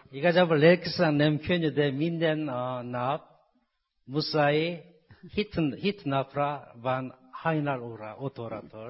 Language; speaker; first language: Hungarian; non-native, learner; Korean